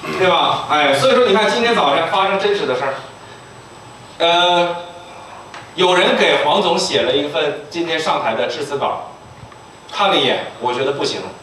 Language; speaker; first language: Chinese; native; Chinese